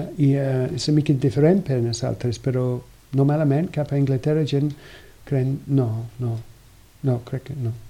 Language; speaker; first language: Catalan; non-native, learner; English